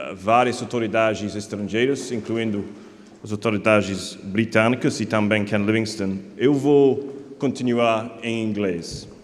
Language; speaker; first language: Portuguese; non-native, fluent; English